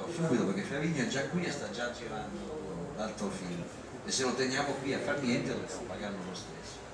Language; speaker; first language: Italian; native; Italian